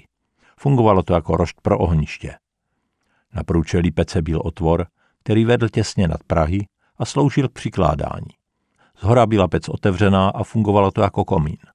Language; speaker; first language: Czech; native; Czech